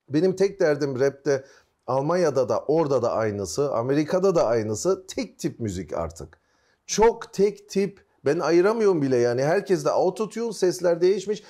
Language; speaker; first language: Turkish; early bilingual, heritage; Turkish